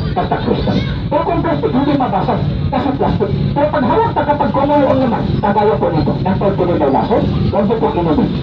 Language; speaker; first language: Filipino; non-native, local second language; Cebuano